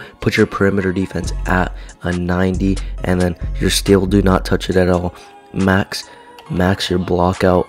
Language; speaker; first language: English; native; English